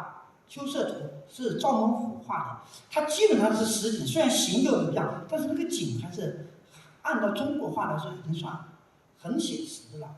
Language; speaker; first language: Chinese; native; Chinese